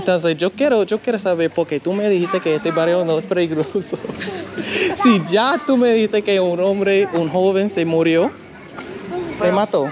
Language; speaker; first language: Spanish; non-native, learner; English